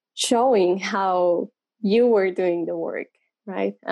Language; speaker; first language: English; non-native, fluent; Spanish